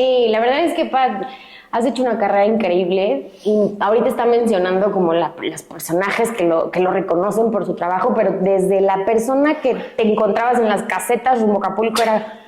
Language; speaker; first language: Spanish; native; Spanish